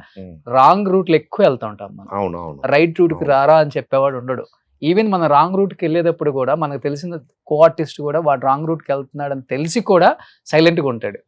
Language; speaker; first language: Telugu; native; Telugu